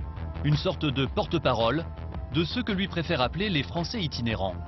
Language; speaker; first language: French; native; French